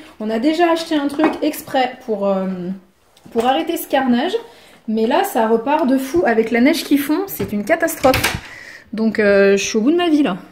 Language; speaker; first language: French; native; French